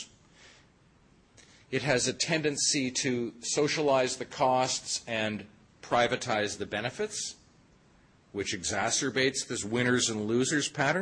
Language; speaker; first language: English; native; English